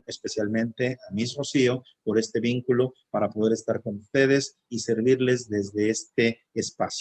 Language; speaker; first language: Spanish; native; Spanish